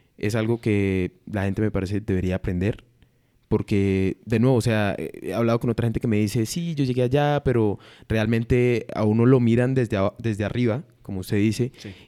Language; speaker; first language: Spanish; native; Spanish